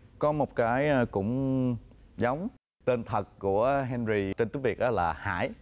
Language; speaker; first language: Vietnamese; early bilingual, heritage; Vietnamese